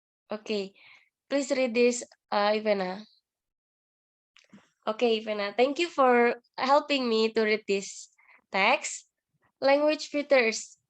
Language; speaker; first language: English; non-native, learner; Indonesian